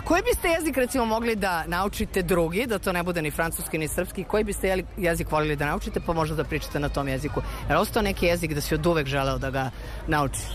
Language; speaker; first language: Serbian; native; Serbian